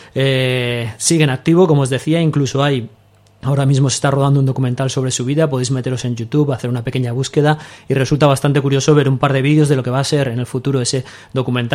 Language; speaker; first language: Spanish; native; Spanish